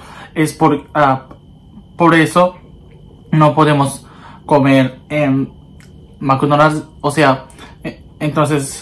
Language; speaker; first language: Spanish; non-native, learner; Japanese